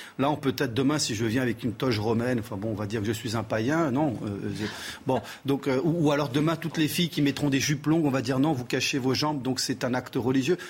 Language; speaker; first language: French; early bilingual, other home language; Portuguese